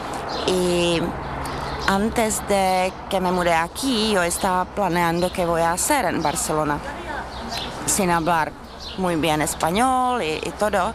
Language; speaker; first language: Spanish; non-native, fluent; Czech